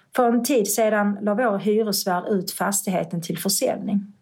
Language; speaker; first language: Swedish; native; Swedish